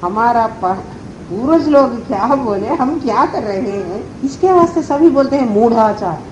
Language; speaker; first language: Hindi; non-native, local second language; Telugu